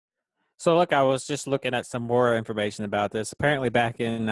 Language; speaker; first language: English; native; English